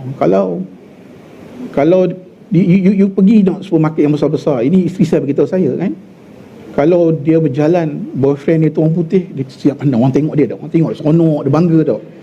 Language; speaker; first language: Malay; native; Malay